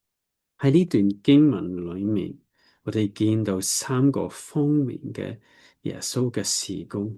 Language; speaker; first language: Cantonese; non-native, learner; English